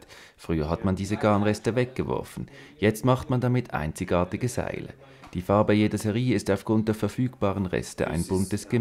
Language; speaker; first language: German; native; German